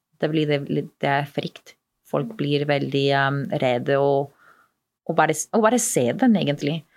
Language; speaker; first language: Norwegian; non-native, fluent; Spanish